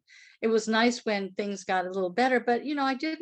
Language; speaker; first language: English; native; English